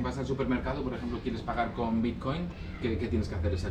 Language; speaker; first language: Spanish; native; Spanish